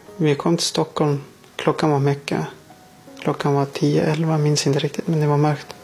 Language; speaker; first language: Swedish; non-native, fluent; Persian